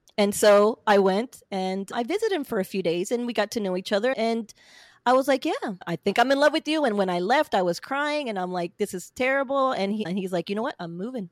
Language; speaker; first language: English; native; English